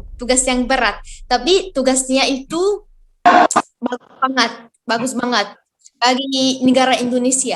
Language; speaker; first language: Indonesian; non-native, fluent; Arabic